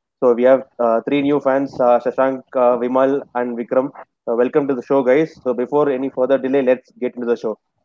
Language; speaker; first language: English; non-native, local second language; Tamil